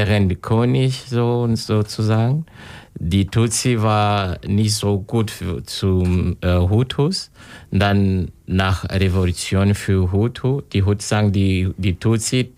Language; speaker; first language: German; non-native, learner; Kinyarwanda